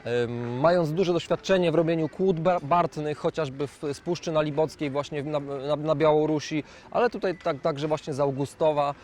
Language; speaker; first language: Polish; native; Polish